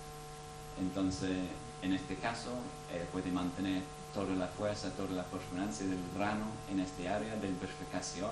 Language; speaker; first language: Spanish; non-native, fluent; English